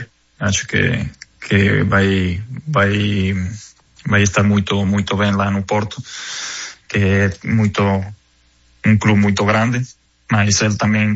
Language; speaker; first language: Portuguese; non-native, fluent; Spanish